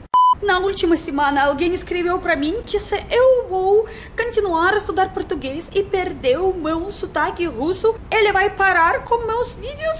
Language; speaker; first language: Portuguese; non-native, learner; Russian